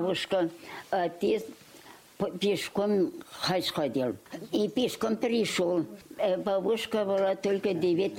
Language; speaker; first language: Russian; non-native, local second language; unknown